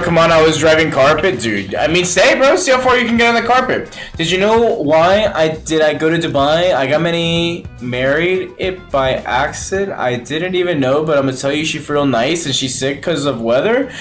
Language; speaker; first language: English; early bilingual, other home language; Spanish